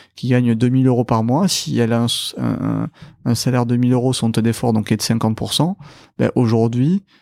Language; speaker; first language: French; native; French